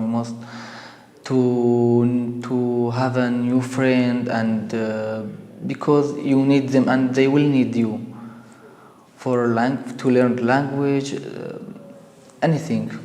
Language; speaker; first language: English; non-native, learner; Arabic